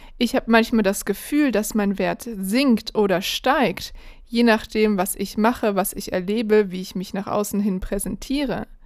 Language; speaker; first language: German; native; German